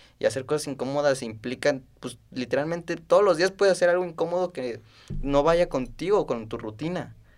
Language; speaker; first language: Spanish; native; Spanish